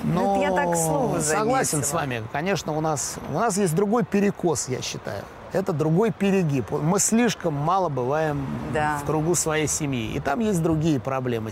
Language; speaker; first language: Russian; native; Russian